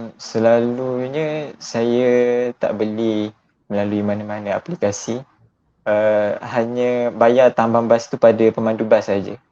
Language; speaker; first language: Malay; native; Malay